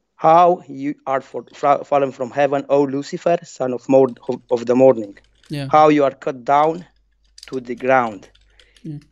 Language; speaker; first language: English; non-native, fluent; Romanian